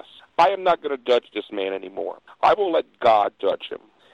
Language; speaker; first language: English; native; English